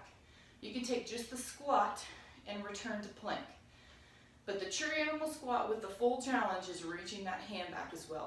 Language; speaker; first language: English; native; English